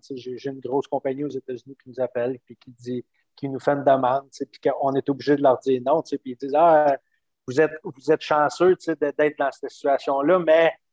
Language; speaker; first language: French; native; French